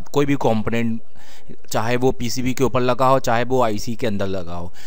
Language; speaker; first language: Hindi; native; Hindi